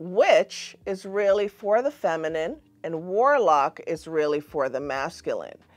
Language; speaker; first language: English; native; English